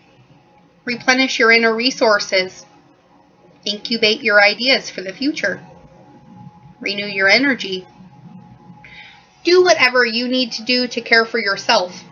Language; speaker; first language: English; native; English